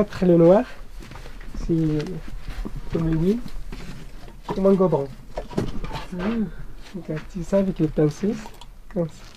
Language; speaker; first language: French; non-native, learner; Arabic